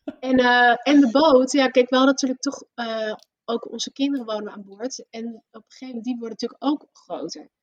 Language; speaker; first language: Dutch; native; Dutch